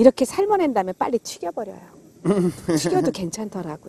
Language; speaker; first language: Korean; native; Korean